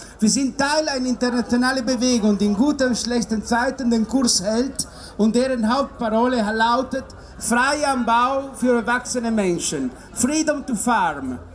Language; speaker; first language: German; non-native, learner; Italian